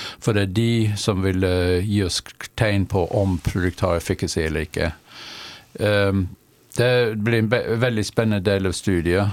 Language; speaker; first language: Norwegian; non-native, fluent; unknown